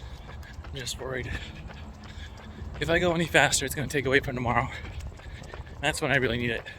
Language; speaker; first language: English; native; English